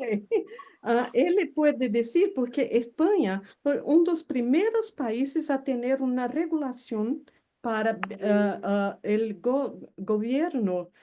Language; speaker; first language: Spanish; non-native, fluent; Portuguese